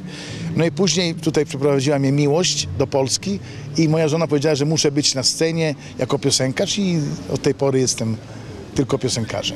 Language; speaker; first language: Polish; non-native, fluent; Italian